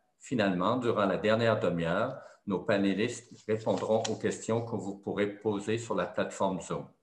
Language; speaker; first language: French; native; French